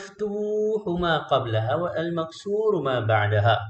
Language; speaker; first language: Arabic; non-native, fluent; Malay